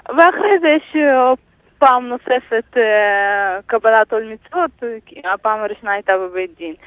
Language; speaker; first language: Hebrew; early bilingual, other home language; Russian